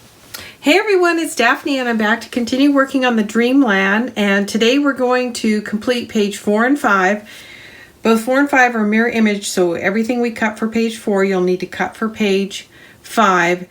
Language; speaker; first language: English; native; English